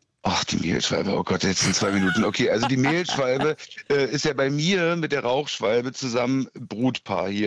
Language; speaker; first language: German; native; German